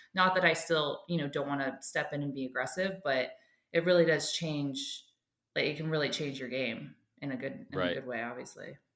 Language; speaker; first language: English; native; English